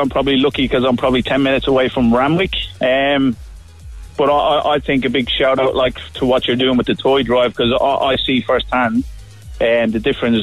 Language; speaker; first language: English; native; English